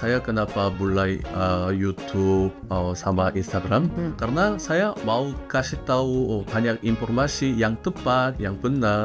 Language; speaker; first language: Indonesian; non-native, fluent; Korean